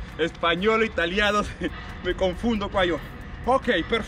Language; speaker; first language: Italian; non-native, learner; Spanish